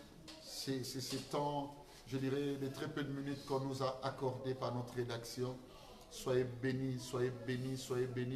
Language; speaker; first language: French; non-native, local second language; Lingala